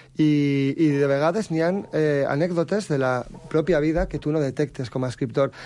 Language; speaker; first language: Catalan; native; Catalan